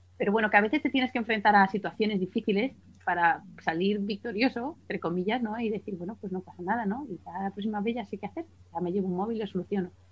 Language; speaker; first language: Spanish; native; Spanish